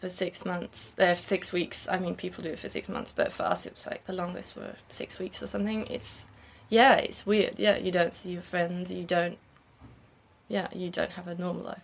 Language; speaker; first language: English; non-native, fluent; German